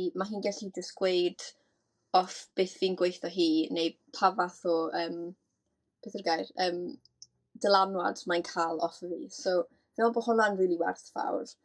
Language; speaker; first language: Welsh; native; Welsh